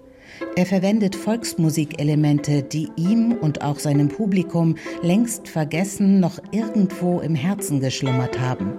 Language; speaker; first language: German; native; German